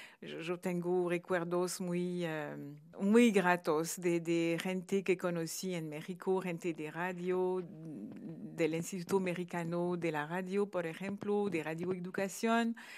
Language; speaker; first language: Spanish; non-native, fluent; French